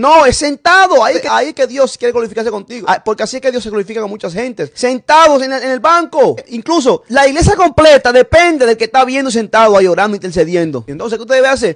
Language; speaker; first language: Spanish; native; Spanish